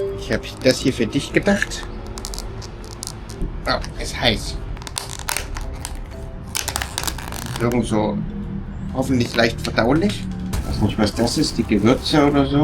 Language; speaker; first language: German; native; German